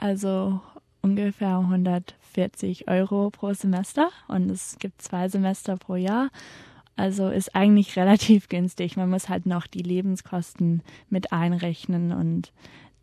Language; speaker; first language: German; early bilingual, heritage; German